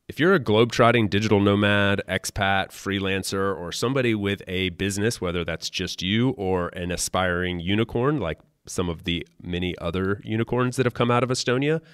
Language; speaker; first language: English; native; English